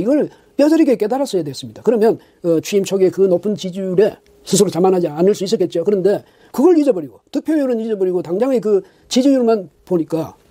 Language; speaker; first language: Korean; native; Korean